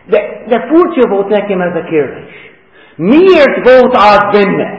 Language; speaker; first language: Hungarian; non-native, fluent; English